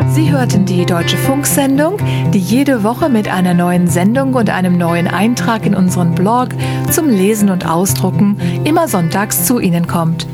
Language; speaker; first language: German; native; German